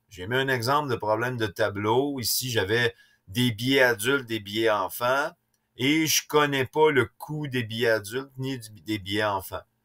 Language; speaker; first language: French; native; French